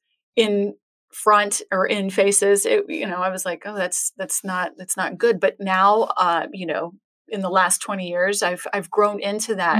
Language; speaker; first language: English; native; English